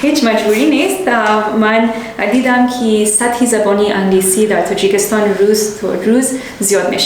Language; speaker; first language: Persian; non-native, learner; English